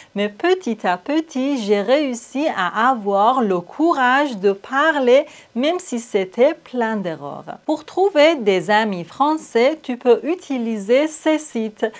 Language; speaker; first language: French; non-native, fluent; Persian